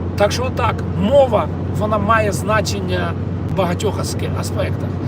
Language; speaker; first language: Ukrainian; non-native, local second language; Russian